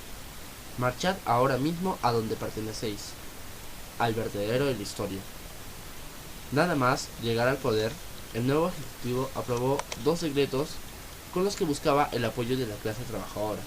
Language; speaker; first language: Spanish; native; Spanish